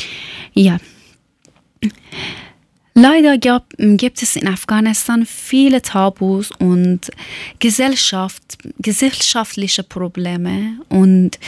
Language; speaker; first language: German; non-native, learner; Persian